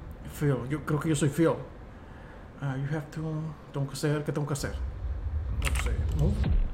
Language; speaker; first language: Spanish; native; Spanish